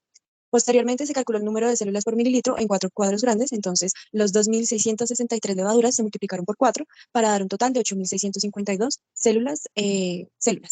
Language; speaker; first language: Spanish; native; Spanish